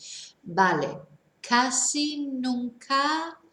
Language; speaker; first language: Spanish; non-native, fluent; English